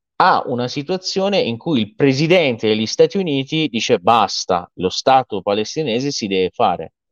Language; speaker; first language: Italian; non-native, fluent; Persian